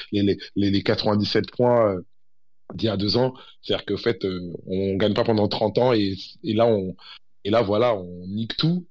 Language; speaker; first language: French; early bilingual, other home language; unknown